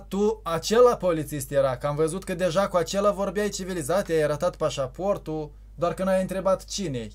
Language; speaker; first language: Romanian; native; Romanian